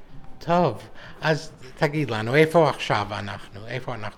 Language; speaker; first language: Hebrew; non-native, learner; English